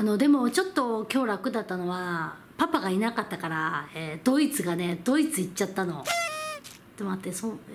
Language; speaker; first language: Japanese; non-native, fluent; Korean